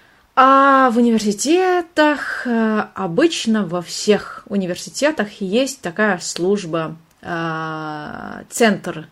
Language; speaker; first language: Russian; non-native, fluent; Hungarian